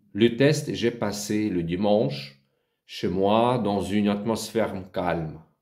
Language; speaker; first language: French; non-native, learner; Ukrainian